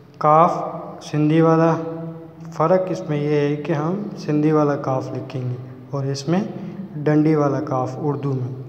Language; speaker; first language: Urdu; non-native, local second language; Sindhi